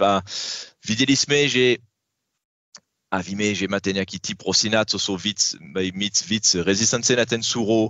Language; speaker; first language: Czech; non-native, learner; French